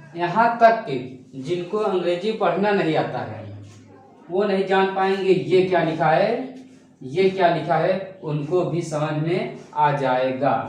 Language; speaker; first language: Hindi; native; Hindi